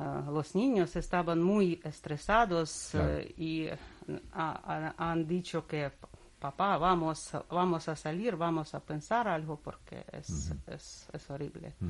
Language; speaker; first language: Spanish; non-native, learner; Russian